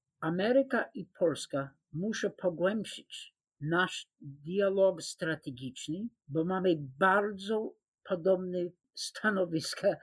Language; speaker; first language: Polish; non-native, fluent; English